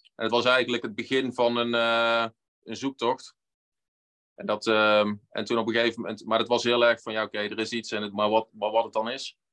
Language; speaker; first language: Dutch; native; Dutch